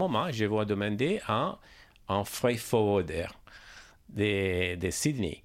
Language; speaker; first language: French; non-native, learner; Italian